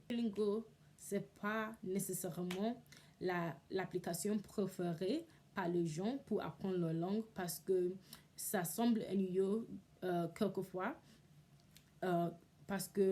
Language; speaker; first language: French; non-native, learner; English